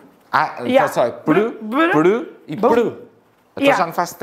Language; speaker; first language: Portuguese; native; Portuguese